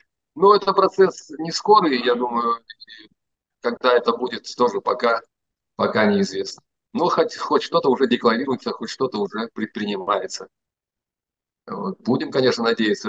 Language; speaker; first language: Russian; native; Russian